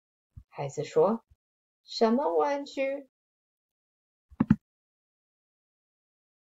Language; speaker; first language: Chinese; non-native, fluent; English